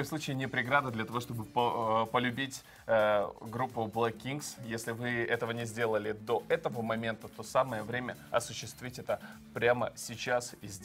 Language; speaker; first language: Russian; native; Russian